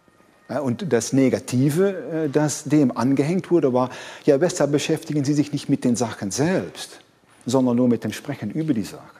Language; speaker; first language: German; non-native, fluent; Dutch